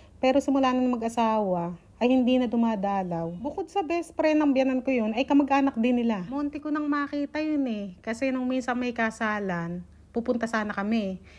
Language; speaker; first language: Filipino; native; Filipino